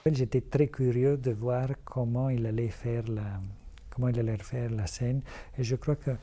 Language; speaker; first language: French; non-native, fluent; Italian